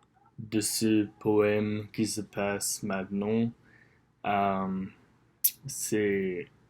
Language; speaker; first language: French; non-native, learner; English